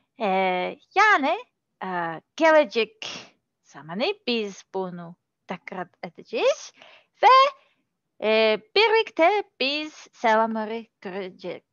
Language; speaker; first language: Turkish; non-native, learner; Serbian